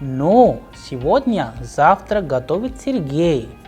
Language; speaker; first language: Russian; non-native, fluent; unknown